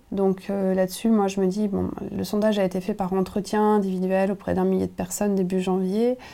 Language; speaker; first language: French; native; French